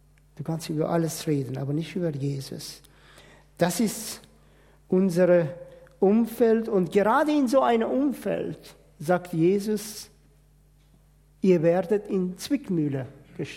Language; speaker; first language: German; non-native, fluent; Persian